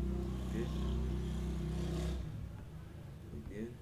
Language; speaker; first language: Spanish; non-native, learner; Haitian Creole